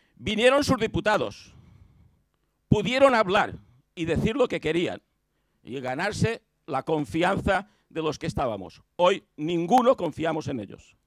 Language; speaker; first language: Spanish; native; Spanish